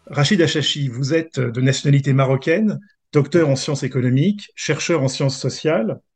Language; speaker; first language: French; native; French